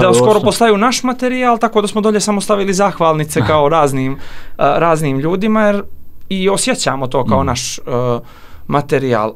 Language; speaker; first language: Serbian; native; Serbian